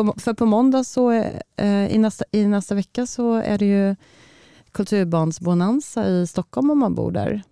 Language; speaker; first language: Swedish; early bilingual, other home language; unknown